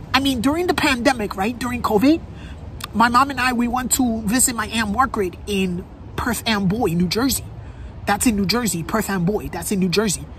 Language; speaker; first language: English; native; English